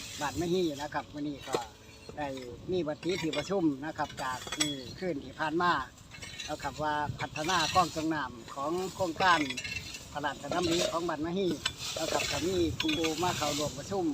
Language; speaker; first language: Thai; non-native, local second language; Northeastern Thai